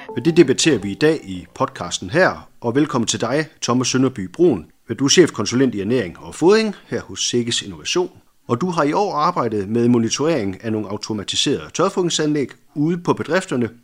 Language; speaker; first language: Danish; native; Danish